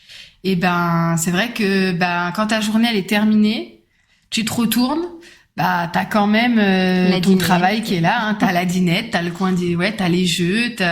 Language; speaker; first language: French; native; French